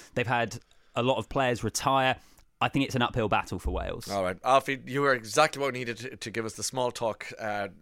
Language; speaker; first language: English; native; English